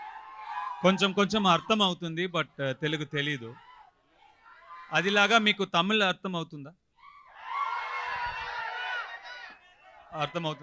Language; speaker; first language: Telugu; non-native, learner; Tamil